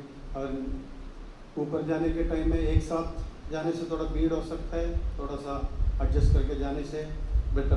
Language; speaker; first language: Hindi; non-native, local second language; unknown